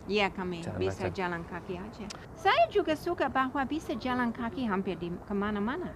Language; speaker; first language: Indonesian; non-native, fluent; English